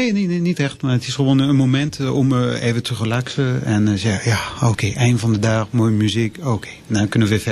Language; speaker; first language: Dutch; non-native, fluent; French